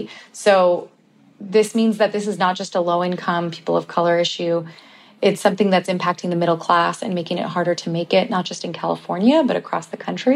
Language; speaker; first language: English; native; English